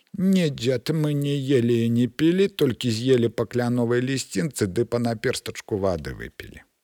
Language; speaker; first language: Belarusian; native; Belarusian